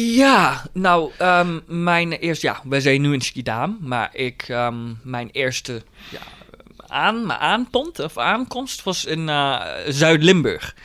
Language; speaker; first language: Dutch; non-native, fluent; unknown